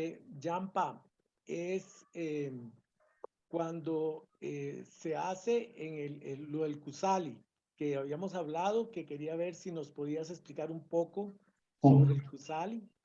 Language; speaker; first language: Spanish; native; Spanish